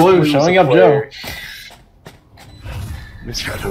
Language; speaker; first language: English; native; English